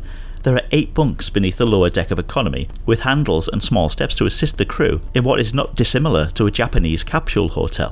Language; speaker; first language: English; native; English